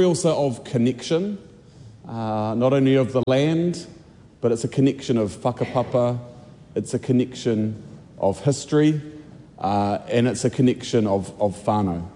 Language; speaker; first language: English; native; English